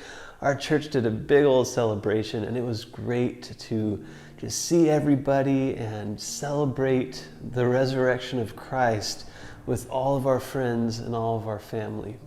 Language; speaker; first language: English; native; English